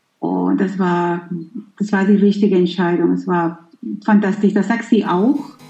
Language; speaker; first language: German; non-native, fluent; Spanish